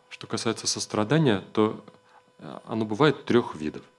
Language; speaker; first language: Russian; native; Russian